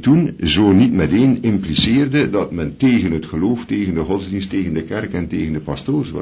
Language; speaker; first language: Dutch; native; Dutch